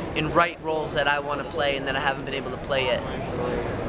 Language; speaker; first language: English; native; English